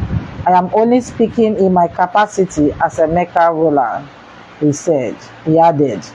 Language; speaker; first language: English; non-native, local second language; Igbo